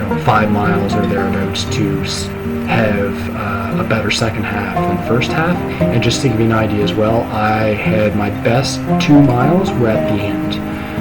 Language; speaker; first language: English; native; English